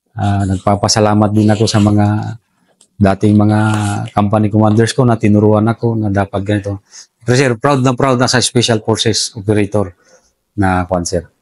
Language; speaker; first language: Filipino; non-native, local second language; Cebuano